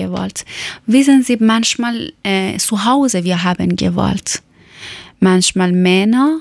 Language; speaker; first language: German; non-native, local second language; Persian